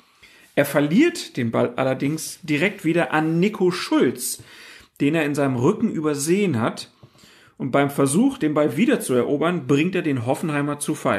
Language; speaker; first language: German; native; German